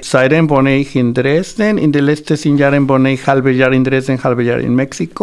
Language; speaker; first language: German; non-native, fluent; Spanish